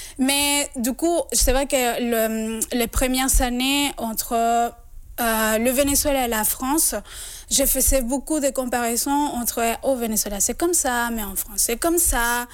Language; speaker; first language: French; non-native, fluent; Spanish